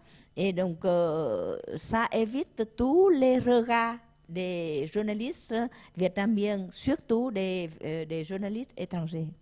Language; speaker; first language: French; non-native, learner; Vietnamese